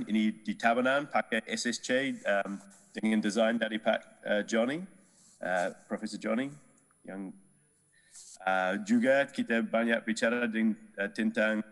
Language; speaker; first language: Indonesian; non-native, fluent; English